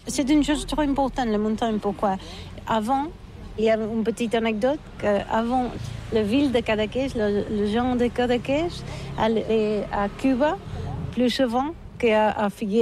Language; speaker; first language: French; non-native, learner; Catalan